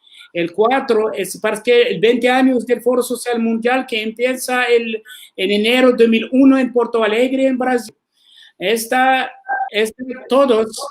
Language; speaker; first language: Spanish; non-native, learner; Arabic